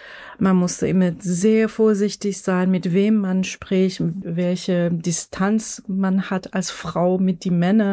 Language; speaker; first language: German; non-native, fluent; Persian